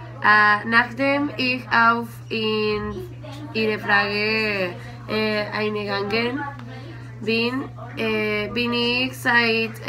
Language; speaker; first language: German; non-native, learner; Spanish